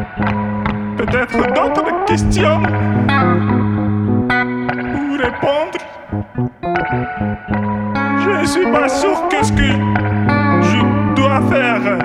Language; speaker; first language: French; non-native, learner; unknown